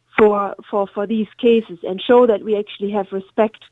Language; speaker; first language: English; non-native, fluent; German